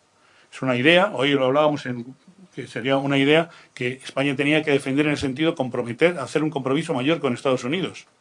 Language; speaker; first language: Spanish; native; Spanish